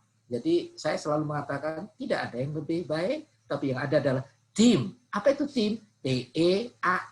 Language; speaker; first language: Indonesian; non-native, local second language; Javanese